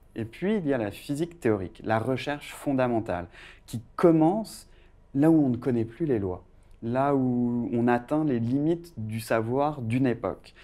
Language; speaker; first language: French; native; French